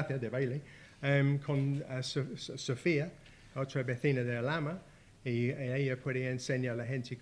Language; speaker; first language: Spanish; non-native, learner; English